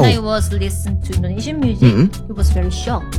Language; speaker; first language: English; non-native, learner; Korean